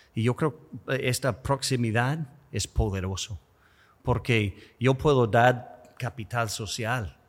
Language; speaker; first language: Spanish; non-native, fluent; English